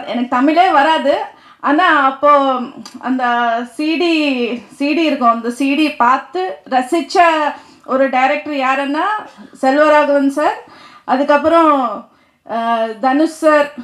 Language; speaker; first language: Tamil; non-native, fluent; Telugu